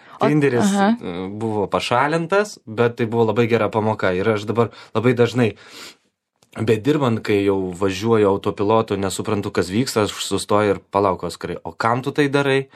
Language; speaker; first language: Lithuanian; non-native, local second language; Polish